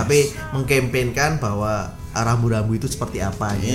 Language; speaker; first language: Indonesian; native; Indonesian